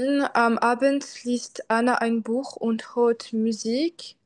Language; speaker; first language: German; non-native, learner; French